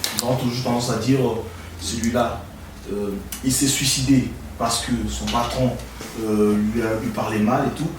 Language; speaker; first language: French; non-native, local second language; Lingala